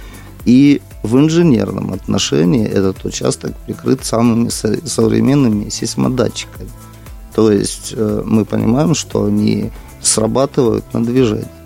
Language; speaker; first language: Russian; native; Russian